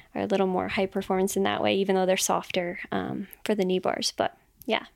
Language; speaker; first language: English; native; English